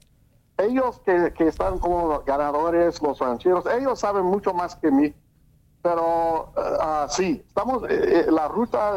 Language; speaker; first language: Spanish; early bilingual, heritage; Spanish